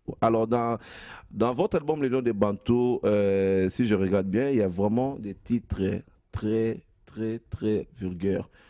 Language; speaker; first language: French; non-native, local second language; Lingala